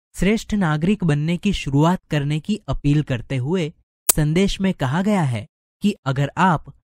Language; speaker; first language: Hindi; non-native, local second language; Gujarati